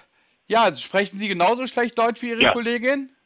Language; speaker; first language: German; native; German